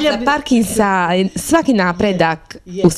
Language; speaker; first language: Croatian; native; Croatian